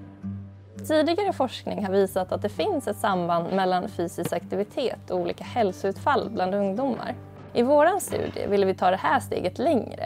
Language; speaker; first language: Swedish; native; Swedish